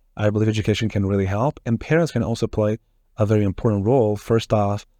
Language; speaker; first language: English; non-native, fluent; Persian